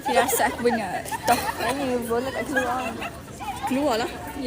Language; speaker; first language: Malay; native; Malay